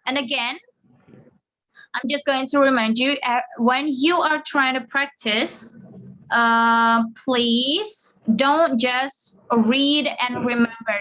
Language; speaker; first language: English; non-native, fluent; Indonesian